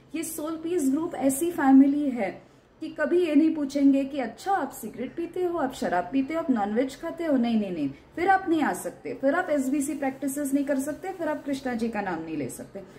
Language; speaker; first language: Hindi; non-native, local second language; Marathi